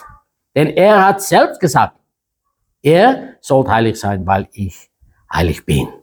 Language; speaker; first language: German; non-native, fluent; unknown